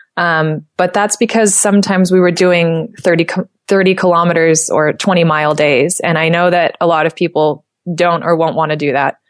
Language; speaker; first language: English; native; English